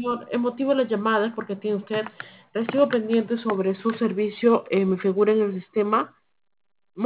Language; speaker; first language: Spanish; native; Spanish